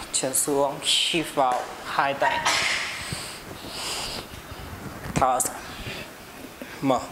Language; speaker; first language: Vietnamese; non-native, learner; Hindi